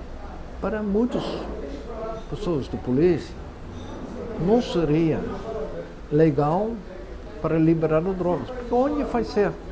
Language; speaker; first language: Portuguese; non-native, fluent; Dutch